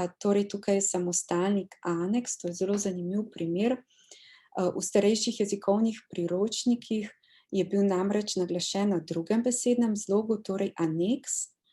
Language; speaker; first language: Slovenian; native; Slovenian